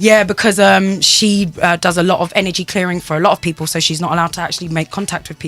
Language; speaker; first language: English; native; English